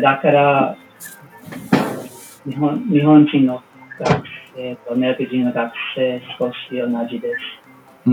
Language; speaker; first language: Japanese; non-native, learner; English